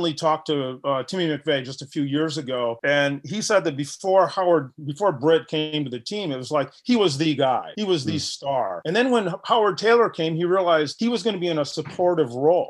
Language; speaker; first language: English; native; English